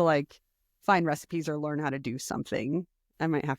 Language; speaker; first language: English; native; English